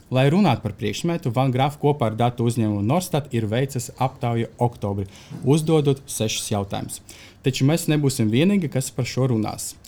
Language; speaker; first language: Latvian; non-native, local second language; Russian